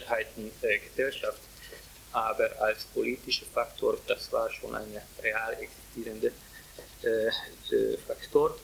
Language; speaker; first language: German; non-native, fluent; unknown